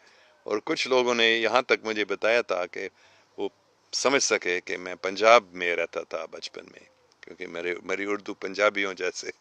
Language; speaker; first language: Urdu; non-native, fluent; English